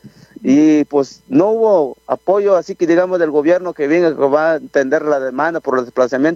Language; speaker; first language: Spanish; non-native, local second language; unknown